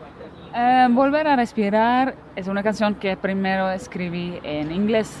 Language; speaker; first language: Spanish; non-native, fluent; Dutch